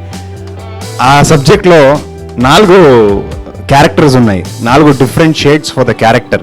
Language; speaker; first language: Telugu; non-native, learner; Kannada